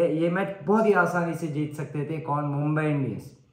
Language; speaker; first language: Hindi; non-native, learner; Sinhala